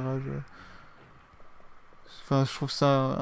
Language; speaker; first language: French; native; French